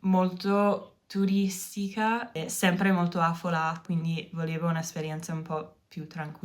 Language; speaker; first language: Italian; non-native, learner; English